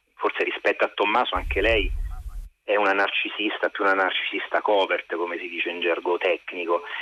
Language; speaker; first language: Italian; native; Italian